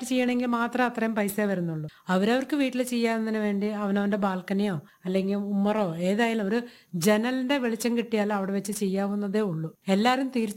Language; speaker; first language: Malayalam; non-native, local second language; Telugu